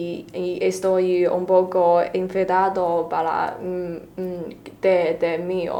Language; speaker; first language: Spanish; non-native, learner; Chinese